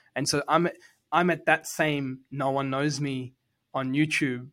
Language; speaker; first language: English; native; English